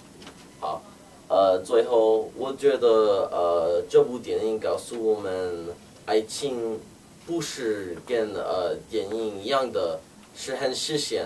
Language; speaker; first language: Chinese; non-native, learner; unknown